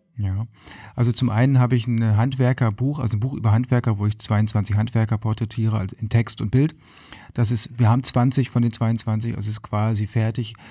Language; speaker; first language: German; native; German